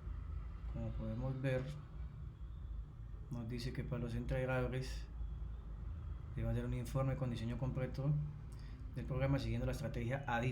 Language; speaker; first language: Spanish; native; Spanish